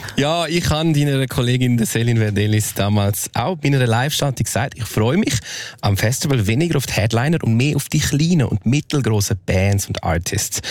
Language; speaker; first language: German; non-native, local second language; Romansh